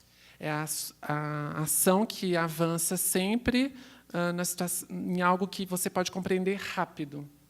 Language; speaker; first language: Portuguese; native; Portuguese